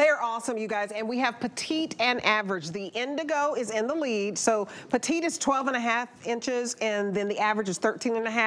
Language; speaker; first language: English; native; English